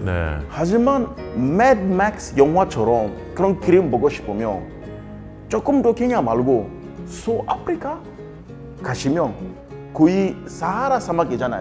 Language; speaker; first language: Korean; non-native, learner; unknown